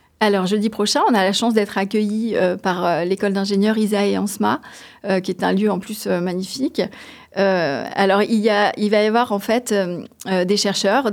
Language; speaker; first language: French; native; French